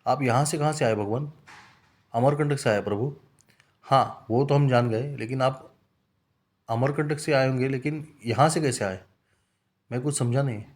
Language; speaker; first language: Hindi; non-native, local second language; Marathi